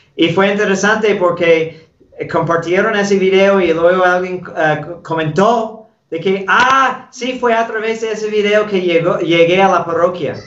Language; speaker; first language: Spanish; non-native, fluent; English